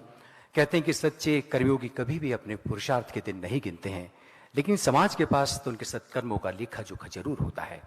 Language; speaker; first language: Hindi; native; Hindi